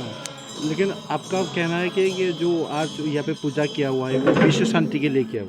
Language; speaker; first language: Hindi; non-native, local second language; Bodo